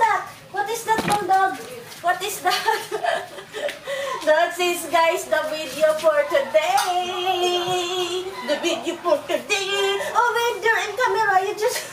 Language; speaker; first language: English; non-native, learner; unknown